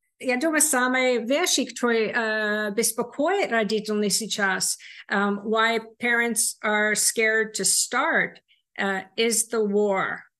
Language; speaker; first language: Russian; non-native, learner; English